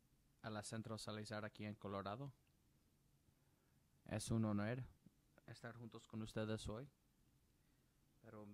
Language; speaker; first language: Spanish; non-native, learner; English